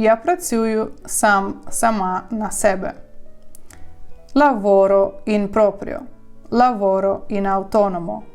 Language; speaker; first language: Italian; non-native, fluent; Ukrainian